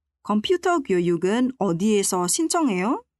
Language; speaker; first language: Korean; non-native, fluent; Indonesian